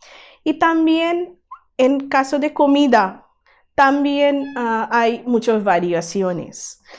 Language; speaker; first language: Spanish; non-native, learner; Bangla